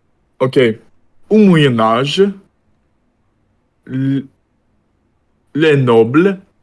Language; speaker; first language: French; non-native, learner; Russian